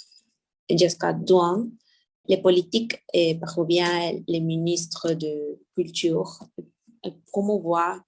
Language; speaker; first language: French; non-native, learner; Spanish